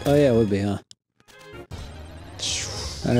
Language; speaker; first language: English; native; English